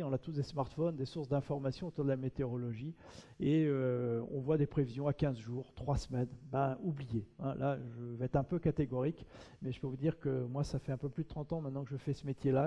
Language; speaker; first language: French; native; French